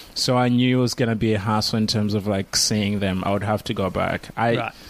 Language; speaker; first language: English; non-native, local second language; Kinyarwanda